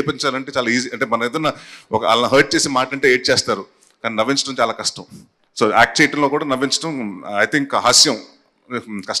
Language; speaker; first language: Telugu; native; Telugu